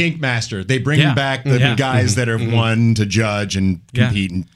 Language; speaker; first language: English; native; English